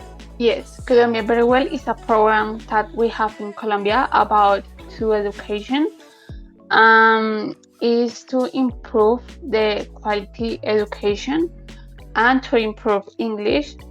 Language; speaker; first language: English; non-native, learner; Spanish